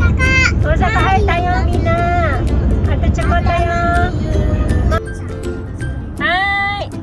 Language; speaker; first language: Japanese; non-native, learner; Filipino